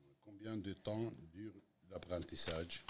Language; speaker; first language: French; non-native, learner; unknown